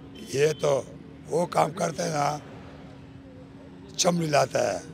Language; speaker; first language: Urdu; non-native, local second language; Pashto